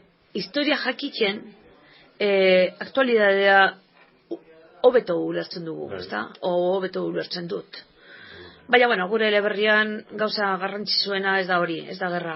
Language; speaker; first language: Basque; non-native, local second language; Spanish